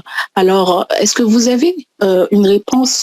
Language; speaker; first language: French; non-native, local second language; Arabic